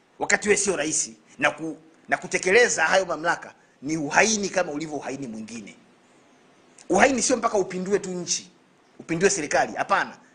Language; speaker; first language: Swahili; native; Swahili